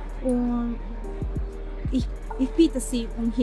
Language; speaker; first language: German; non-native, learner; Spanish